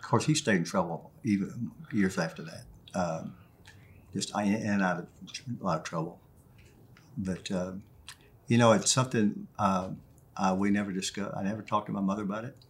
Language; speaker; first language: English; native; English